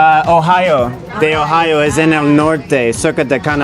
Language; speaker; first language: Spanish; non-native, learner; English